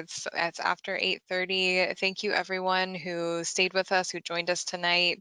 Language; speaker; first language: English; native; English